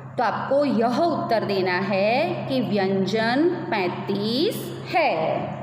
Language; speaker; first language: Hindi; non-native, local second language; Gujarati